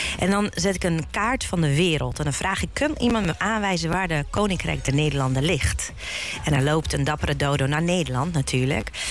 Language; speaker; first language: Dutch; early bilingual, other home language; Bosnian